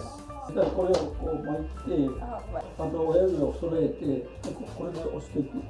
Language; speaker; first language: Japanese; native; Japanese